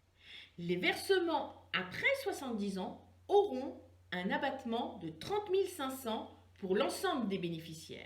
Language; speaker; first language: French; native; French